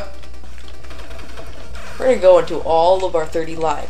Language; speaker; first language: English; native; English